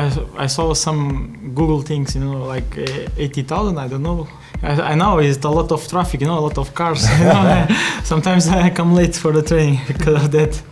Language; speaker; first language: English; non-native, learner; Portuguese